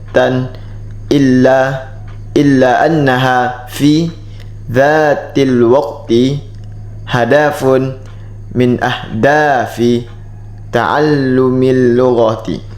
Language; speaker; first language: Arabic; non-native, learner; Indonesian